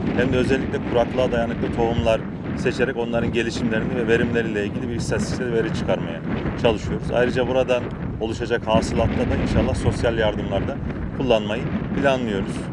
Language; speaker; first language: Turkish; native; Turkish